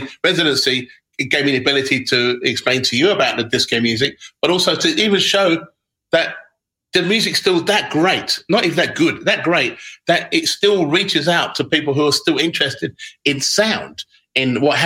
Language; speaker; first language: English; native; English